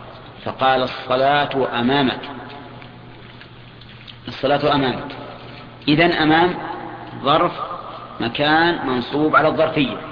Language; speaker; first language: Arabic; native; Arabic